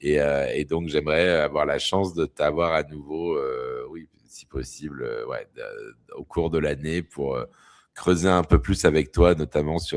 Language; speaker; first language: French; native; French